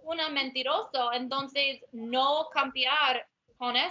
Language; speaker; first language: Spanish; non-native, learner; English